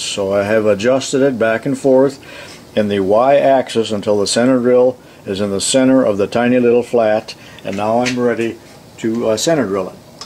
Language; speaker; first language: English; native; English